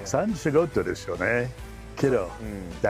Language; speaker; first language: Japanese; non-native, learner; English